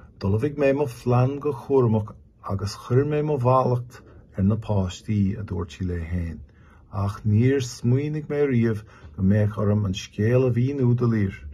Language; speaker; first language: Irish; non-native, local second language; English